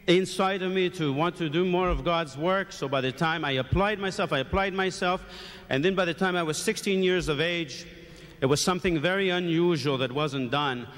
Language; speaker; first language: English; native; English